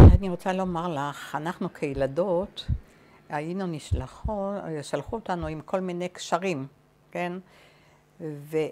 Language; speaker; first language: Hebrew; native; Hebrew